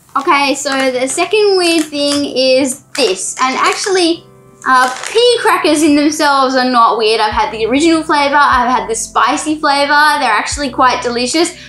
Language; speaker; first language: English; native; English